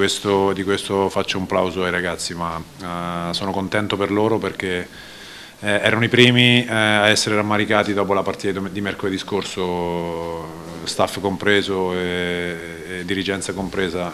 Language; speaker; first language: Italian; native; Italian